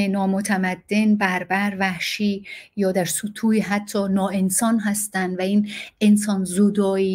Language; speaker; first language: Persian; native; Persian